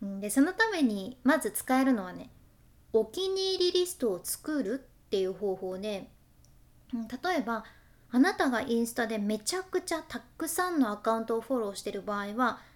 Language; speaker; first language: Japanese; native; Japanese